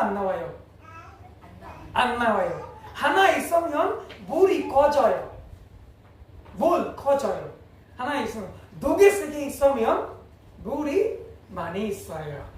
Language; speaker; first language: Korean; non-native, learner; English